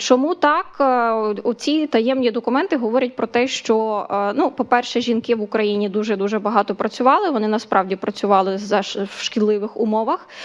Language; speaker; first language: Ukrainian; native; Ukrainian